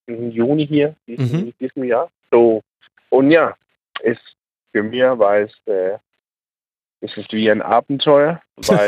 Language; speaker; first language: German; non-native, learner; Danish